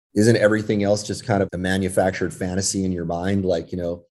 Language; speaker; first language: English; native; English